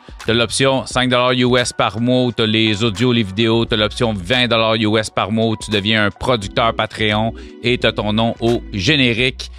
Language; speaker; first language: French; native; French